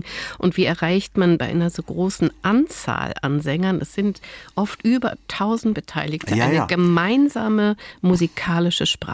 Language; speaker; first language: German; native; German